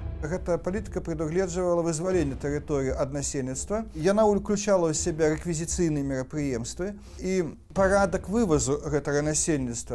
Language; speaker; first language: Belarusian; native; Belarusian